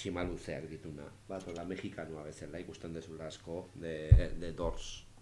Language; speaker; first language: Basque; native; Basque